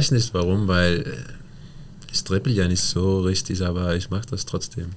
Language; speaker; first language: German; non-native, fluent; Danish